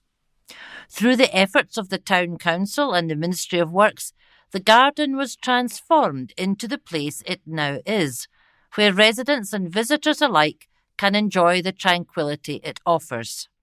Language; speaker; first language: English; native; English